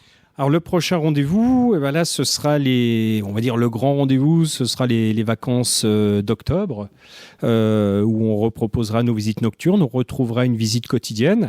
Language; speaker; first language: French; native; French